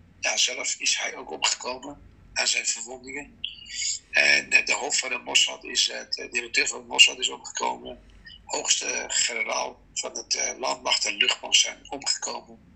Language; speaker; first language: Dutch; non-native, fluent; Persian